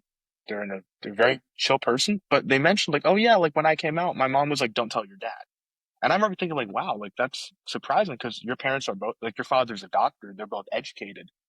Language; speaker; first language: English; native; English